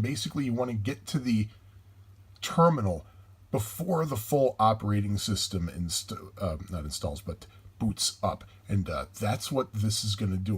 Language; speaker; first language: English; native; English